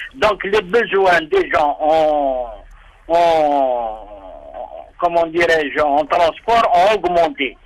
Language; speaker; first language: French; non-native, local second language; Arabic